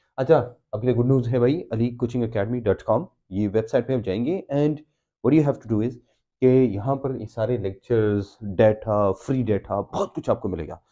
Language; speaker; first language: Urdu; non-native, local second language; Pashto